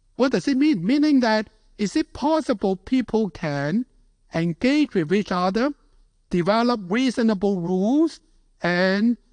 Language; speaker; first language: English; non-native, local second language; Cantonese